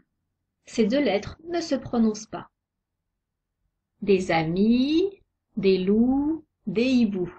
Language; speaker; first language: French; native; French